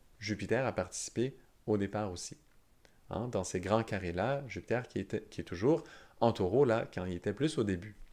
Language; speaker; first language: French; native; French